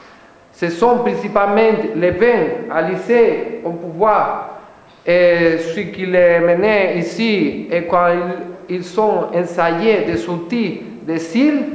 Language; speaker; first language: French; non-native, fluent; Spanish